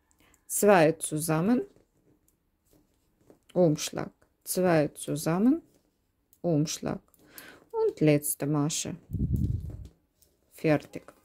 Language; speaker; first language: German; non-native, learner; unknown